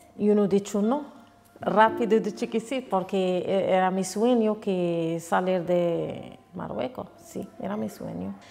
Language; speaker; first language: Spanish; non-native, learner; Arabic